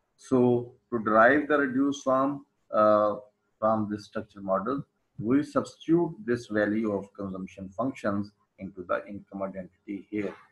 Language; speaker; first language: English; non-native, local second language; Urdu